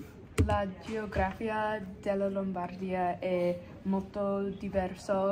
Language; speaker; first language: Italian; non-native, learner; English